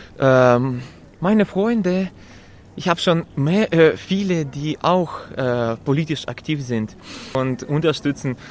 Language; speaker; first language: German; non-native, fluent; Russian